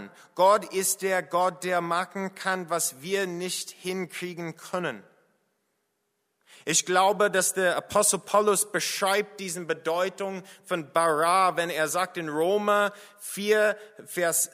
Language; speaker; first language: German; non-native, fluent; English